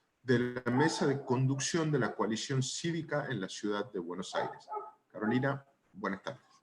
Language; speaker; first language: Spanish; native; Spanish